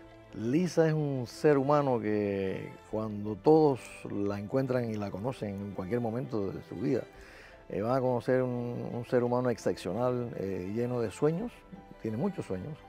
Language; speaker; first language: Spanish; native; Spanish